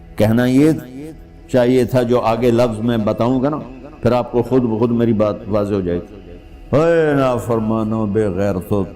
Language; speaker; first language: Urdu; non-native, local second language; Punjabi